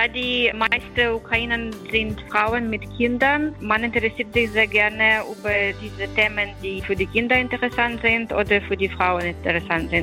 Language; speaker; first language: German; non-native, fluent; Ukrainian